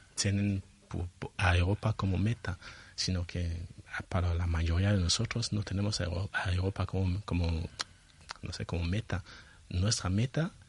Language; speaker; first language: Spanish; non-native, fluent; French